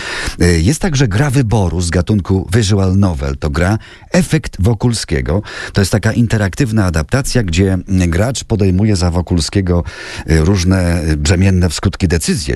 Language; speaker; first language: Polish; native; Polish